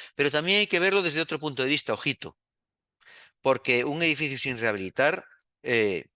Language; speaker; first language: Spanish; native; Spanish